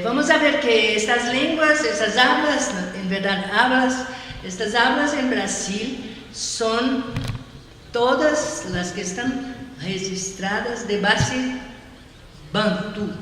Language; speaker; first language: Spanish; non-native, learner; Portuguese